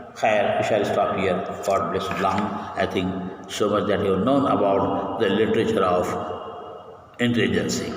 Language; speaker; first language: English; non-native, local second language; Urdu